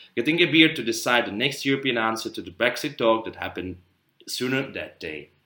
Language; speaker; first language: English; non-native, fluent; Czech